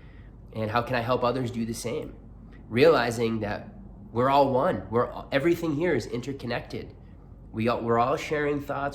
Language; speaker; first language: English; native; English